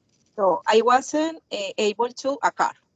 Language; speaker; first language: English; non-native, learner; Spanish